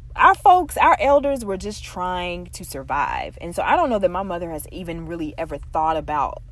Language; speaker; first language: English; native; English